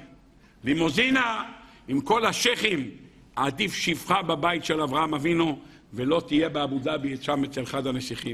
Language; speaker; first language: Hebrew; native; Hebrew